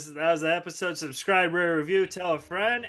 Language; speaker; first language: English; native; English